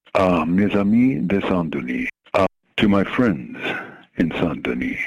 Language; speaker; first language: English; native; English